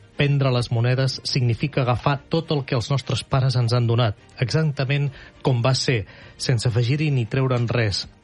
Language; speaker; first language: Catalan; native; Catalan